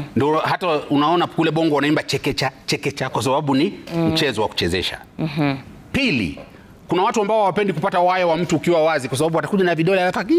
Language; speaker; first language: Swahili; non-native, local second language; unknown